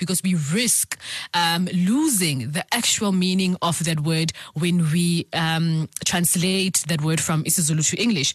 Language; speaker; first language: English; non-native, local second language; Zulu